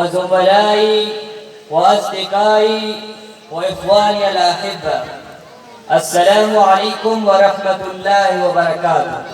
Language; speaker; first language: Arabic; non-native, learner; Urdu